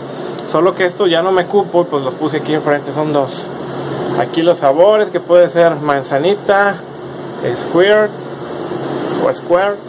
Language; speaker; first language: Spanish; native; Spanish